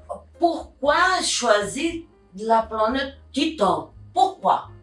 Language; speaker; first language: French; non-native, learner; Portuguese